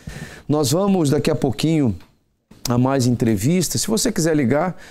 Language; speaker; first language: Portuguese; native; Portuguese